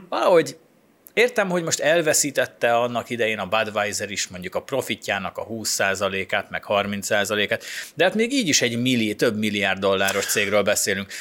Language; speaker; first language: Hungarian; native; Hungarian